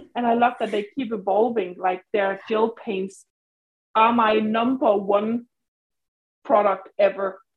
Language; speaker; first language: English; non-native, fluent; Danish